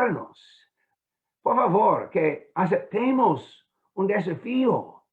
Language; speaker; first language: Spanish; non-native, fluent; English